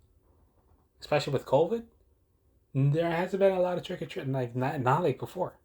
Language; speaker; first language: English; native; English